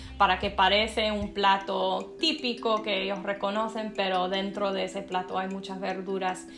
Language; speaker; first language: Spanish; non-native, fluent; English